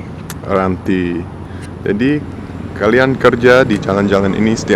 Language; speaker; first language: Indonesian; non-native, fluent; English